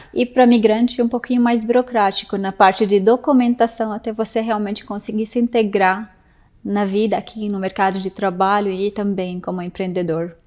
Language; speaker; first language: Portuguese; non-native, fluent; Arabic